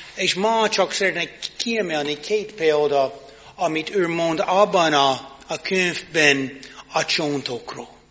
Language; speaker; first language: Hungarian; non-native, learner; English